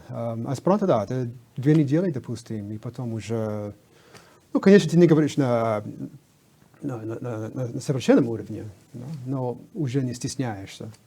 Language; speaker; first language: Russian; non-native, fluent; English